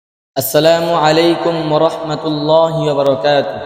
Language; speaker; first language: Arabic; non-native, learner; Bangla